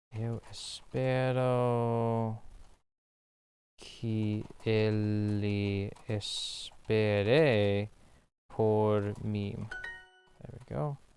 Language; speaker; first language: Portuguese; non-native, learner; English